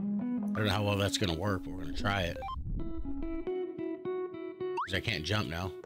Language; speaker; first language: English; native; English